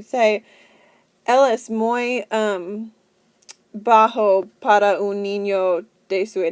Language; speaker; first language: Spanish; non-native, fluent; English